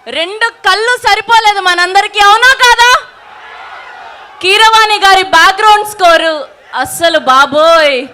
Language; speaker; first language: Telugu; native; Telugu